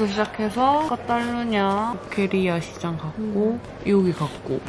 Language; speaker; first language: Korean; native; Korean